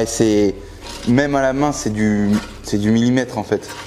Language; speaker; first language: French; native; French